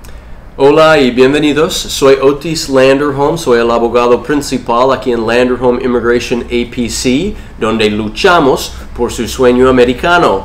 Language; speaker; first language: Spanish; non-native, fluent; English